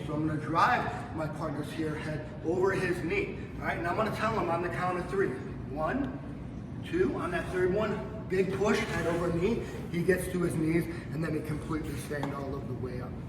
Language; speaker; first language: English; native; English